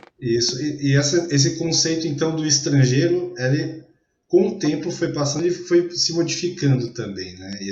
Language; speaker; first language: Portuguese; native; Portuguese